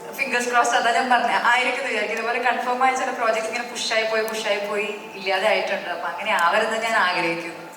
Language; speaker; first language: Malayalam; native; Malayalam